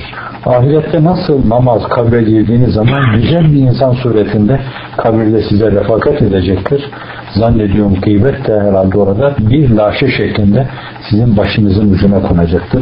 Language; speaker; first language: Turkish; native; Turkish